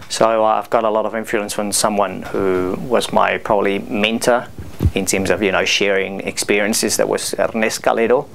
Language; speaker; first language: English; non-native, fluent; Spanish